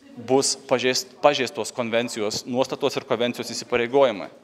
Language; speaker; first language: Lithuanian; native; Lithuanian